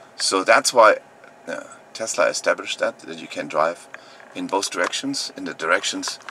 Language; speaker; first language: English; non-native, fluent; German